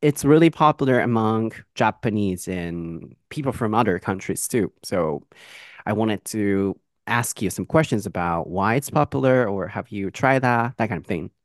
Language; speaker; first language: English; non-native, fluent; Japanese